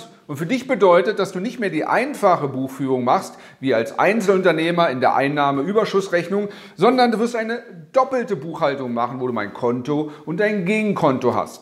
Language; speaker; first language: German; native; German